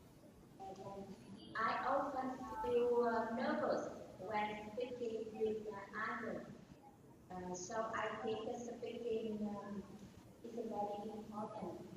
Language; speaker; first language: English; non-native, learner; Vietnamese